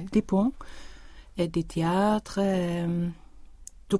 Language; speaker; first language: French; non-native, learner; Swedish